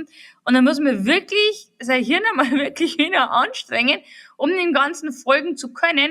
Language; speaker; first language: German; native; German